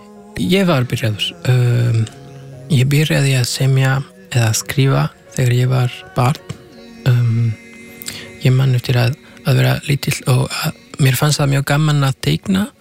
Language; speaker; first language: Icelandic; non-native, fluent; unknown